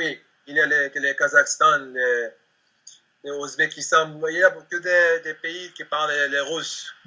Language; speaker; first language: French; non-native, learner; Spanish